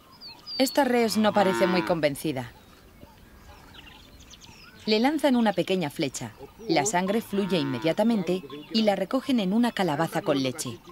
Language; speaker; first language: Spanish; native; Spanish